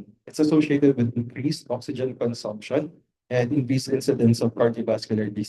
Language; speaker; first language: English; non-native, local second language; Filipino